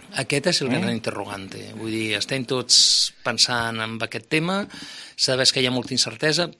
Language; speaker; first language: Catalan; native; Catalan